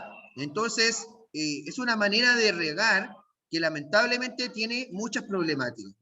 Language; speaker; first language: Spanish; native; Spanish